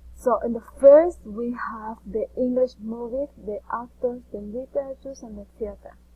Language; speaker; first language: English; non-native, learner; Spanish